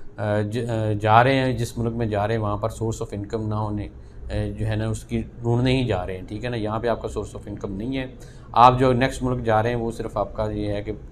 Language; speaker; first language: Urdu; non-native, local second language; Punjabi